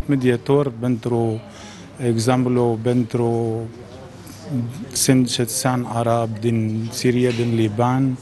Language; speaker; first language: Romanian; non-native, learner; Arabic